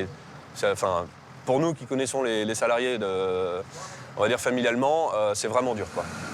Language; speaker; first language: French; native; French